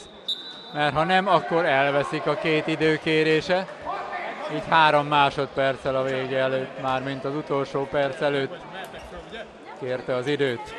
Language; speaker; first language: Hungarian; native; Hungarian